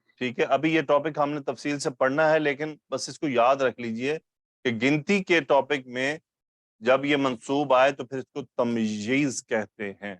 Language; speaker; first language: Urdu; native; Urdu